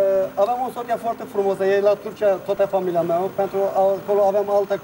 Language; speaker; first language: Romanian; non-native, learner; Turkish